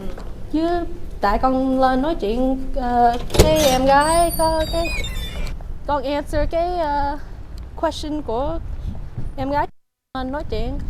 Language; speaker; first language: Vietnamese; early bilingual, heritage; Vietnamese